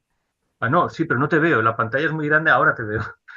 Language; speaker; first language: Spanish; native; Spanish